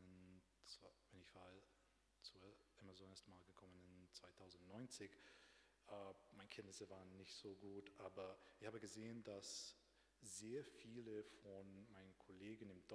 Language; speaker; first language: German; non-native, fluent; Romanian